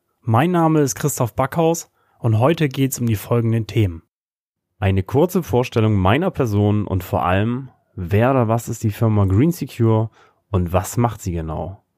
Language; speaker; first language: German; native; German